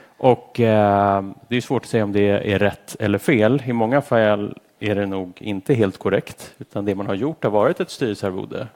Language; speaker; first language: Swedish; native; Swedish